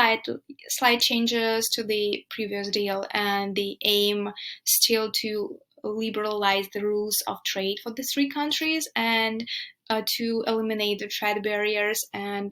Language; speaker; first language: English; non-native, fluent; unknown